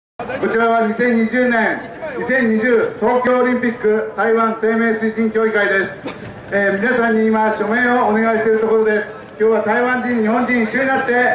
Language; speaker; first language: Japanese; native; Japanese